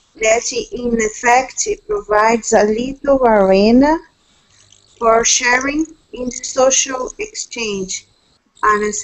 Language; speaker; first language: English; non-native, learner; Portuguese